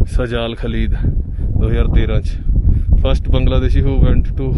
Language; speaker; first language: Hindi; non-native, local second language; Punjabi